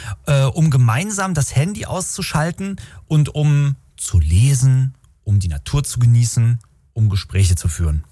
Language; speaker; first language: German; native; German